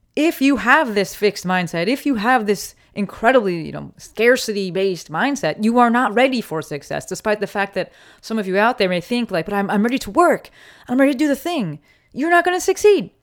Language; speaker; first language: English; native; English